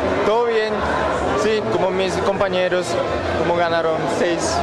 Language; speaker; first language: Spanish; non-native, learner; Japanese